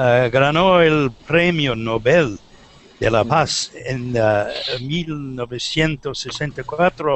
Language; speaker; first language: Spanish; non-native, learner; English